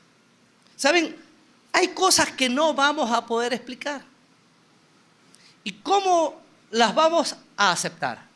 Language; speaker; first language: Spanish; native; Spanish